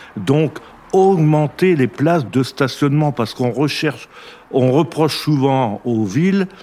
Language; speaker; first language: French; native; French